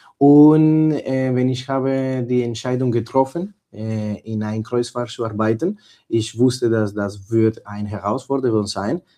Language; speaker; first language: German; non-native, learner; Spanish